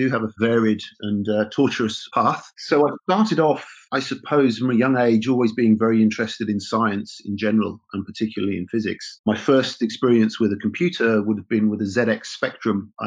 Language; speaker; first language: English; native; English